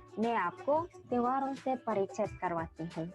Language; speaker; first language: Hindi; non-native, learner; Korean